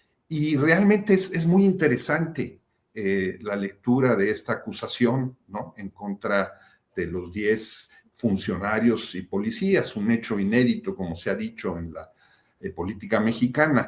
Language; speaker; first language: Spanish; native; Spanish